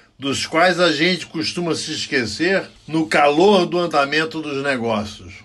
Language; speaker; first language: Portuguese; native; Portuguese